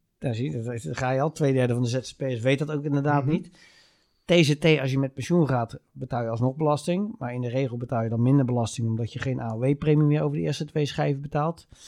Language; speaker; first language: Dutch; native; Dutch